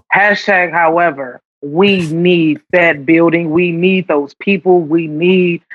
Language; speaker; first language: English; native; English